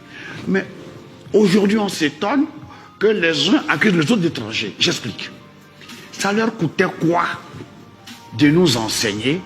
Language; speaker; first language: French; non-native, local second language; Dyula